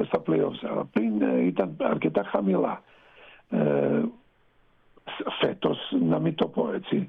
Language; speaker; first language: Greek; non-native, fluent; Serbian